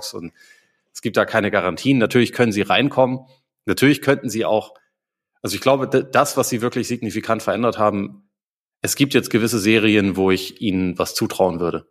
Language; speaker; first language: German; native; German